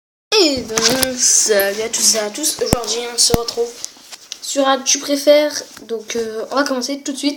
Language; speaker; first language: French; native; French